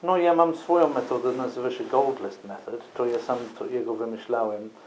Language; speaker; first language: Polish; non-native, fluent; English